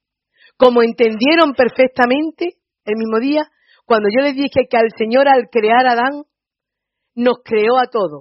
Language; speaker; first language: Spanish; native; Spanish